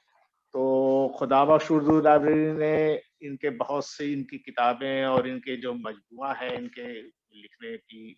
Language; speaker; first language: Urdu; native; Urdu